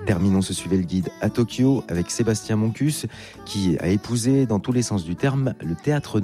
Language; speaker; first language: French; native; French